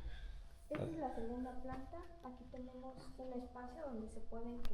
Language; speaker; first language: Spanish; native; Spanish